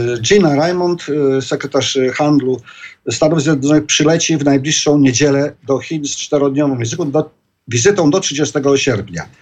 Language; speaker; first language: Polish; native; Polish